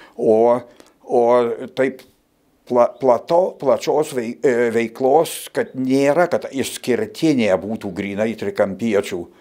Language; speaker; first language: Lithuanian; native; Lithuanian